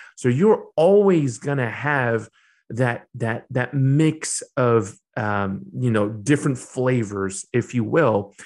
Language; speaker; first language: English; early bilingual, other home language; Burmese